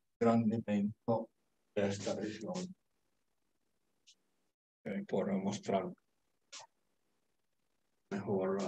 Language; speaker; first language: Spanish; non-native, learner; Italian